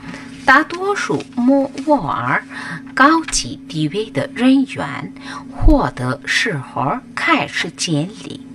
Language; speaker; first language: Chinese; non-native, learner; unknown